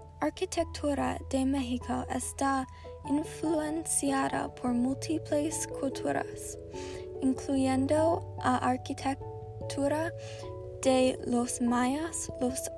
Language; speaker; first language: Spanish; non-native, learner; English